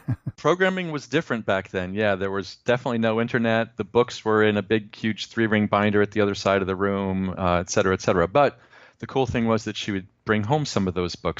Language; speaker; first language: English; native; English